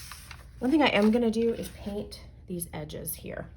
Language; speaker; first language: English; native; English